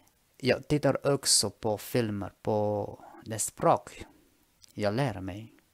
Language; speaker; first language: Swedish; non-native, fluent; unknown